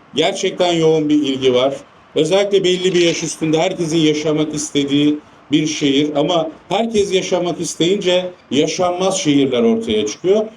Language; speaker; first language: Turkish; native; Turkish